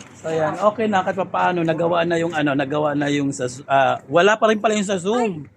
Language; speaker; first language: Filipino; non-native, local second language; Waray